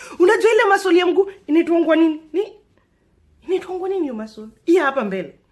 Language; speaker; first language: Swahili; non-native, local second language; Luo (Kenya and Tanzania)